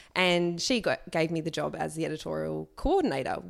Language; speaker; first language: English; native; English